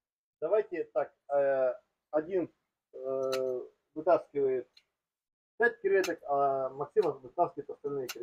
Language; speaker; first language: Russian; native; Russian